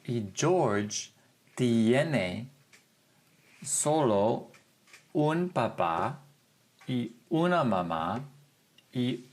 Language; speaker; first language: Spanish; non-native, fluent; English